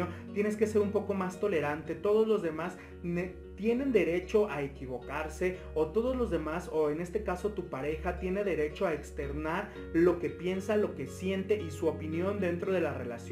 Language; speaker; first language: Spanish; native; Spanish